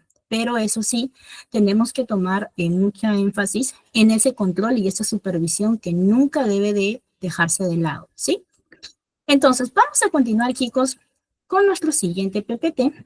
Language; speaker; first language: Spanish; native; Spanish